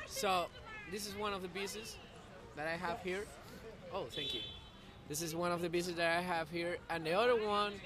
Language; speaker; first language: English; non-native, fluent; Spanish